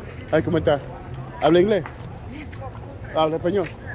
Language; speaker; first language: Spanish; non-native, learner; English